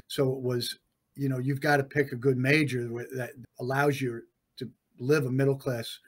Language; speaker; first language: English; native; English